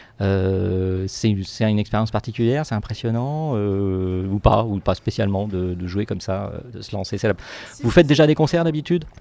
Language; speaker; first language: French; native; French